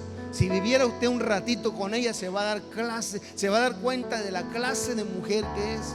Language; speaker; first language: Spanish; native; Spanish